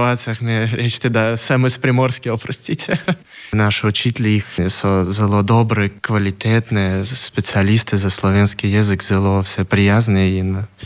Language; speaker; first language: Slovenian; non-native, learner; Russian